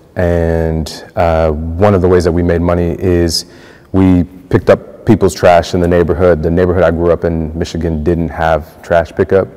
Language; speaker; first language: English; native; English